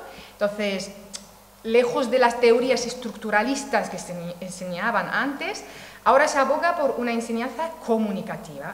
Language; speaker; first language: Spanish; non-native, fluent; Arabic